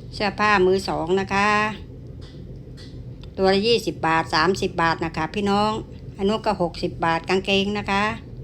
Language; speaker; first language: Thai; native; Thai